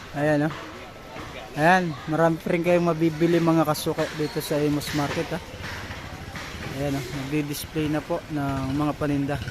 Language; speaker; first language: Filipino; native; Filipino